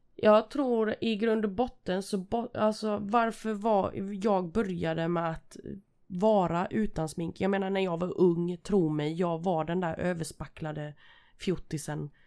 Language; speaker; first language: Swedish; native; Swedish